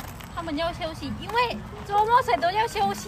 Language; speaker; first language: Chinese; non-native, fluent; Lao